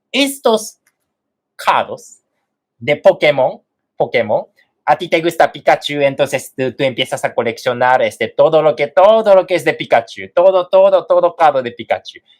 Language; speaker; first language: Spanish; non-native, fluent; Japanese